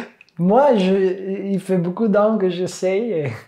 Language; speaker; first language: French; non-native, fluent; Catalan